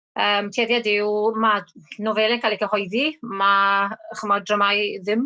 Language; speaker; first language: Welsh; native; Welsh